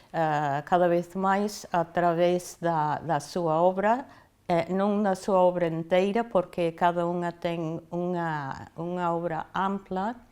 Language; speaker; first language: Galician; non-native, fluent; English